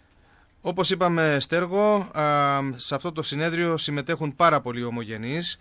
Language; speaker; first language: Greek; native; Greek